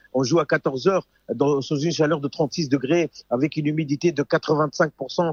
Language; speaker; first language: French; non-native, local second language; Arabic